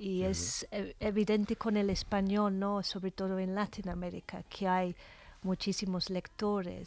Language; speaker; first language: Spanish; non-native, fluent; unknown